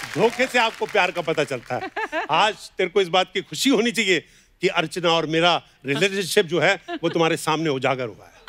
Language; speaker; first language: Hindi; native; Hindi